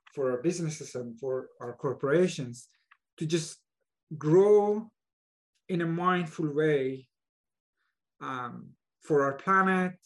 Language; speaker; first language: English; non-native, fluent; Persian